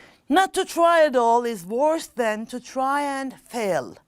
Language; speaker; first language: English; non-native, fluent; Turkish